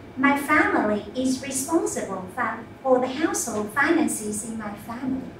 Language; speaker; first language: English; non-native, fluent; Vietnamese